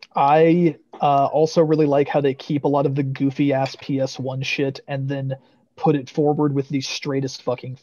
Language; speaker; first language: English; native; English